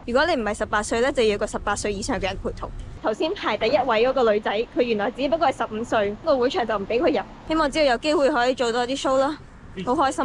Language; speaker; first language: Cantonese; native; Cantonese